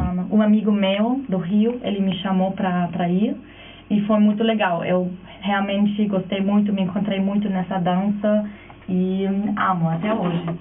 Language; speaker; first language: Portuguese; non-native, fluent; German